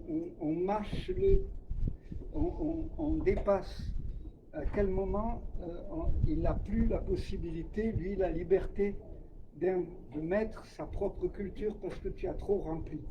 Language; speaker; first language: French; native; French